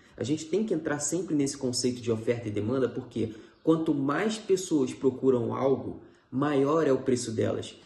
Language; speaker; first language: Portuguese; native; Portuguese